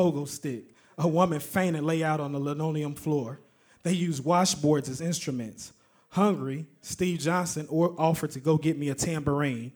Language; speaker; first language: English; native; English